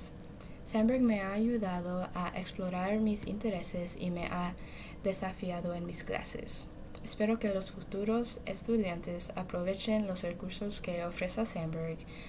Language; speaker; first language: Spanish; early bilingual, heritage; Spanish